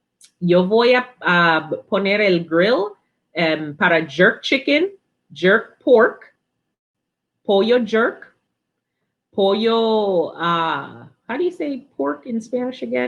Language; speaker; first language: Spanish; non-native, learner; English